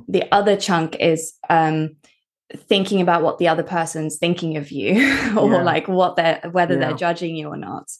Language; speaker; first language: English; early bilingual, other home language; Norwegian